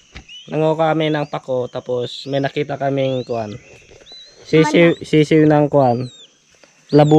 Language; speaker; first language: Filipino; non-native, local second language; Iloko